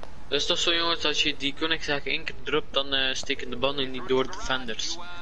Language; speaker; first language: Dutch; native; Dutch